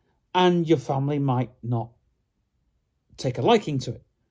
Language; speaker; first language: English; native; English